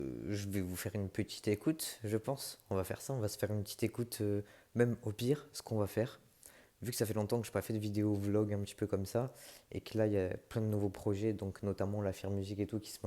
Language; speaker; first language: French; native; French